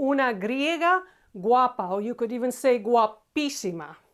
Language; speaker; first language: Spanish; non-native, fluent; Croatian